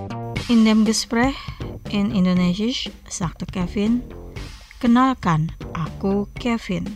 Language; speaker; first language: German; non-native, fluent; Indonesian